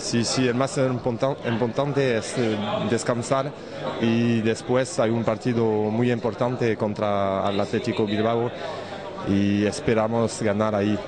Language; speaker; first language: Spanish; non-native, learner; French